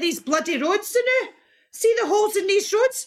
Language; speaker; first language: English; native; English